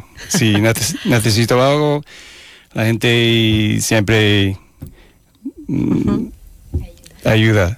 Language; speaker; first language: Spanish; non-native, fluent; English